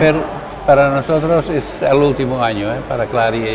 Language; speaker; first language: Spanish; non-native, learner; Dutch